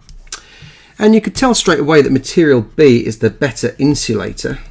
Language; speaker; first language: English; native; English